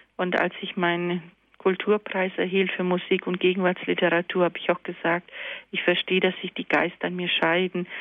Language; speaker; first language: German; early bilingual, other home language; Croatian